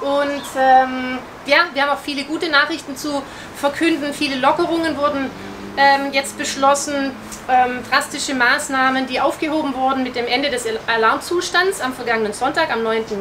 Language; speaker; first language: German; native; German